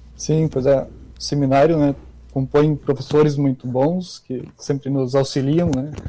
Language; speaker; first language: Portuguese; native; Portuguese